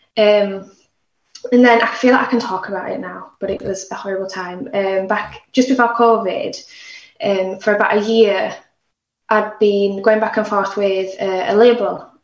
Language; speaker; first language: English; native; English